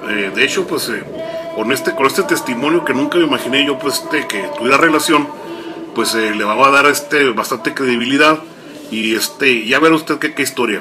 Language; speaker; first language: Spanish; native; Spanish